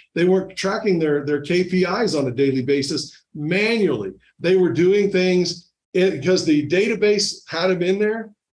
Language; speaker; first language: English; native; English